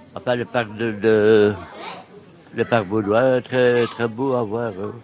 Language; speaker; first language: French; native; French